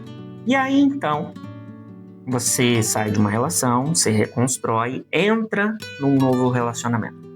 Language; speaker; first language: Portuguese; native; Portuguese